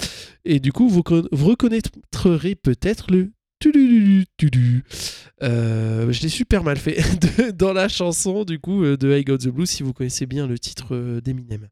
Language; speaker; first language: French; native; French